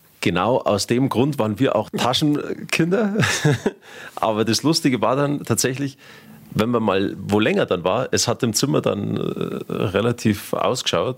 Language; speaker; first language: German; native; German